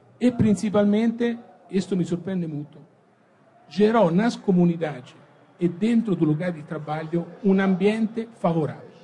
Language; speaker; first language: Portuguese; non-native, fluent; Italian